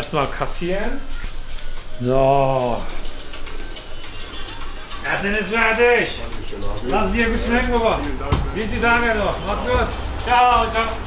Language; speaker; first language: German; non-native, fluent; Turkish